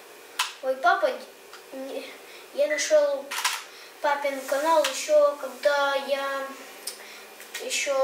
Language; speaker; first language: Russian; early bilingual, heritage; Russian